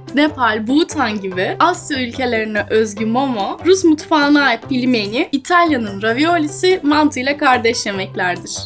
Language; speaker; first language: Turkish; non-native, fluent; Russian